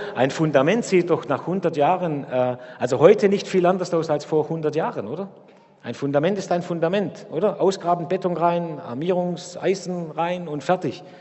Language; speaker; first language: German; native; German